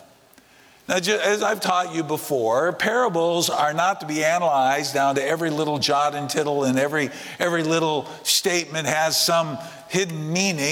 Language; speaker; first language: English; native; English